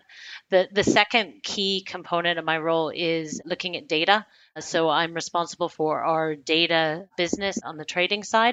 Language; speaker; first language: English; native; English